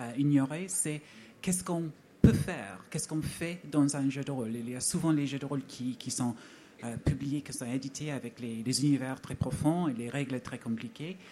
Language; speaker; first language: French; non-native, fluent; English